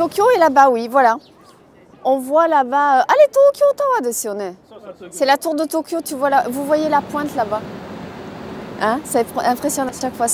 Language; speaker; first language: French; native; French